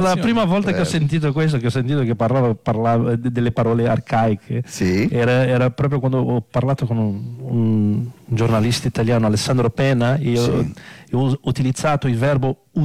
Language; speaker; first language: Italian; non-native, fluent; Portuguese